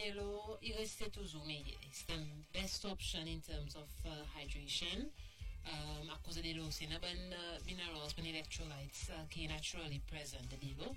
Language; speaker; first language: French; non-native, local second language; Seselwa Creole French